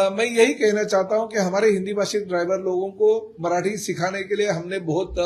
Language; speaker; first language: Hindi; non-native, local second language; Marathi